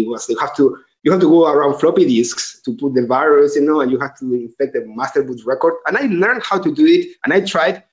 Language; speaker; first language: English; non-native, fluent; Spanish